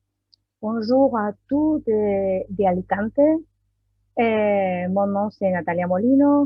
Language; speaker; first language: French; non-native, learner; Spanish